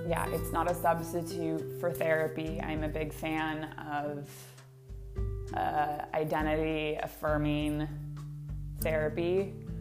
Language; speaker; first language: English; native; English